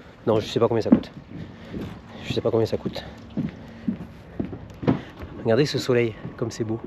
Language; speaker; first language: French; native; French